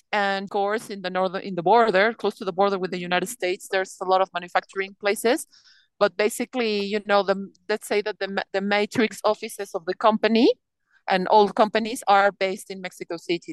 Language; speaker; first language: English; non-native, fluent; Spanish